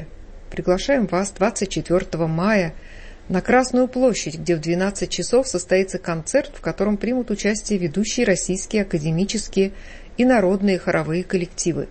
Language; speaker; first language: Russian; native; Russian